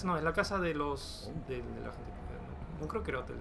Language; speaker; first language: Spanish; native; Spanish